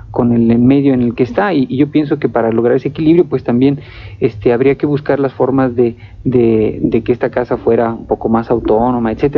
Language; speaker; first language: Spanish; native; Spanish